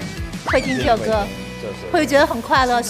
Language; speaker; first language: Chinese; native; Chinese